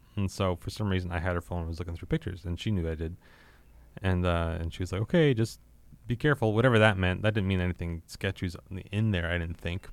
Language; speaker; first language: English; native; English